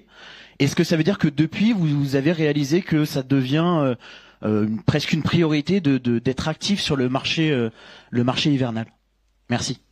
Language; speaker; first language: French; native; French